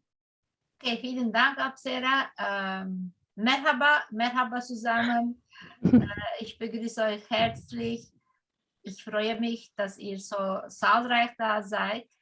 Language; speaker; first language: German; non-native, fluent; Turkish